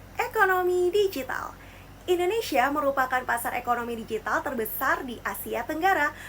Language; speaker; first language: Indonesian; native; Indonesian